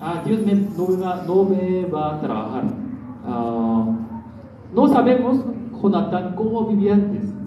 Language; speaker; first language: Spanish; non-native, learner; Korean